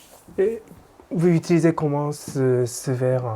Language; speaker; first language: French; non-native, fluent; Japanese